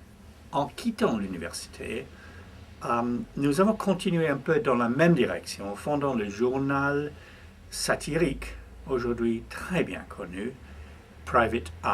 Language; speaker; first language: French; non-native, fluent; English